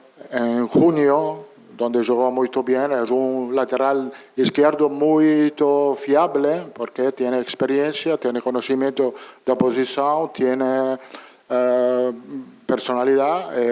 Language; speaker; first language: Spanish; non-native, fluent; Italian